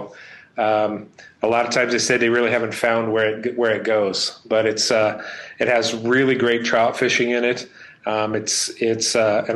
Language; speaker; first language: English; native; English